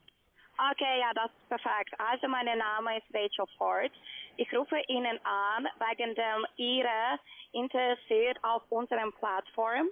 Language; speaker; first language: German; non-native, learner; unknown